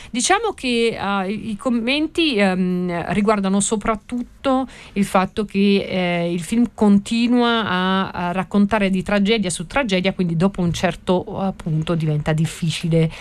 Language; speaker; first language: Italian; native; Italian